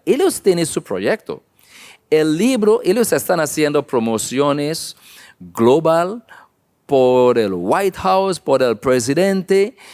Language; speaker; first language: Spanish; non-native, learner; English